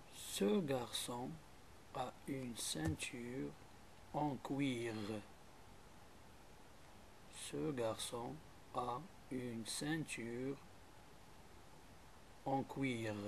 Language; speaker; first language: French; non-native, local second language; Arabic